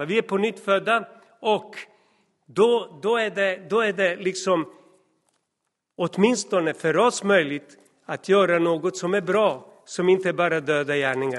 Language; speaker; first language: Swedish; non-native, fluent; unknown